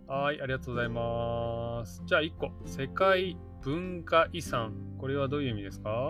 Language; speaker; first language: Japanese; native; Japanese